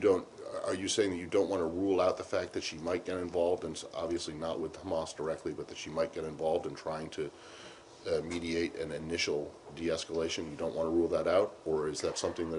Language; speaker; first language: English; native; English